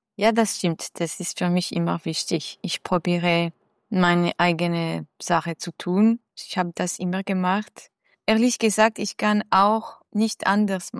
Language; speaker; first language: German; non-native, fluent; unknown